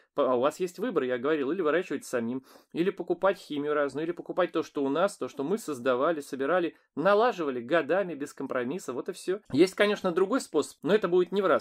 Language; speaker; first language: Russian; native; Russian